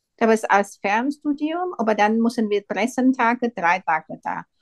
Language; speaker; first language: German; non-native, learner; Indonesian